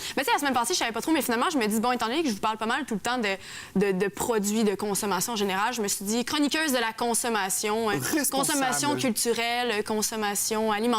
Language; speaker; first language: French; native; French